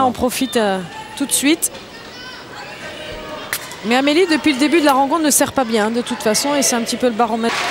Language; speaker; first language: French; native; French